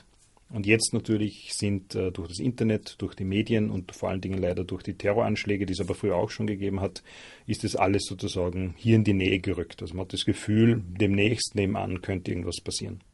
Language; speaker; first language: German; native; German